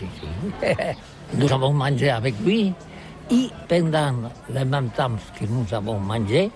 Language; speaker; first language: French; non-native, learner; Catalan